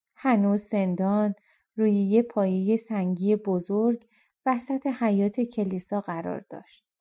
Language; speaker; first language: Persian; native; Persian